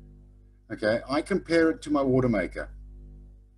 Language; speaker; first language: English; native; English